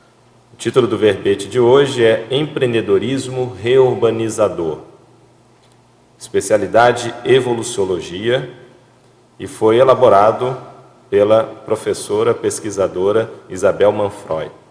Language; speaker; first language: Portuguese; native; Portuguese